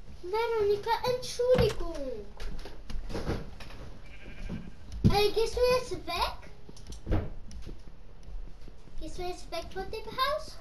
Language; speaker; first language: German; non-native, learner; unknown